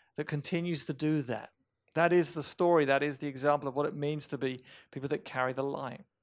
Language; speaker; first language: English; native; English